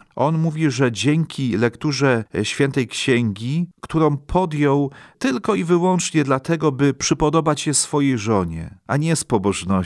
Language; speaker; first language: Polish; native; Polish